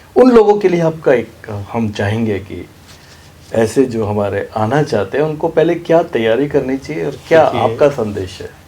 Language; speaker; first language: Hindi; native; Hindi